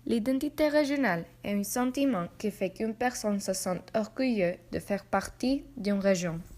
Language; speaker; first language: French; non-native, learner; Spanish